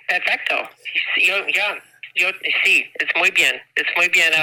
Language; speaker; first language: Spanish; non-native, learner; English